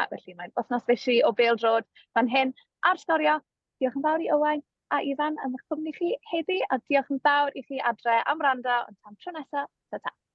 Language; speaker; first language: Welsh; native; Welsh